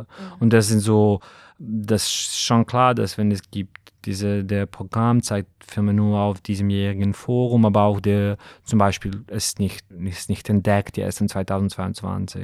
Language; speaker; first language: German; non-native, fluent; Serbian